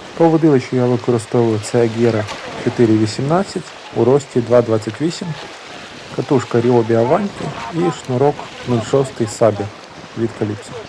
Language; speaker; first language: Ukrainian; native; Ukrainian